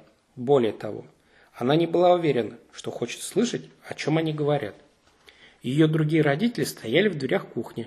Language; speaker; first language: Russian; native; Russian